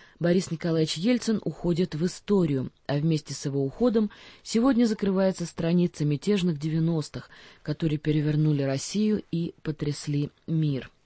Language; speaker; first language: Russian; native; Russian